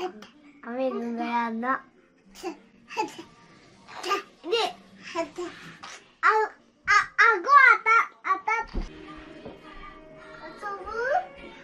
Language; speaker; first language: Japanese; native; Japanese